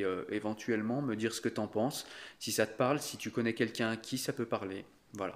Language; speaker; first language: French; native; French